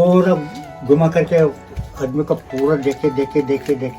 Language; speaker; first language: Hindi; non-native, local second language; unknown